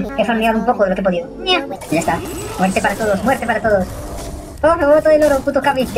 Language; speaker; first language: Spanish; native; Spanish